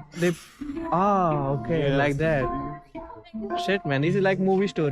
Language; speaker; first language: English; non-native, local second language; Marathi